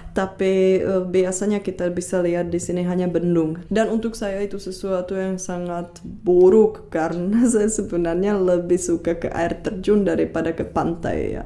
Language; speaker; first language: Indonesian; non-native, fluent; Czech